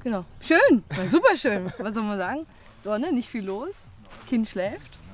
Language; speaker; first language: German; native; German